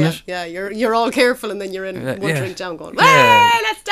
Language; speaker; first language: English; native; English